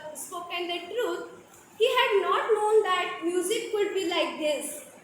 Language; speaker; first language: English; non-native, local second language; Marathi